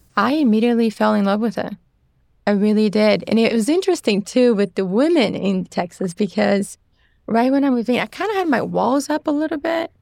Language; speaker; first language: English; non-native, fluent; Portuguese